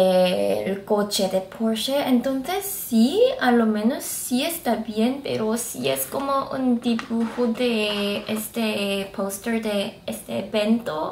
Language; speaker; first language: Spanish; non-native, fluent; Korean